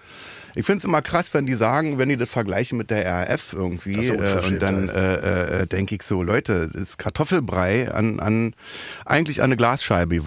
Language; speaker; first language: German; native; German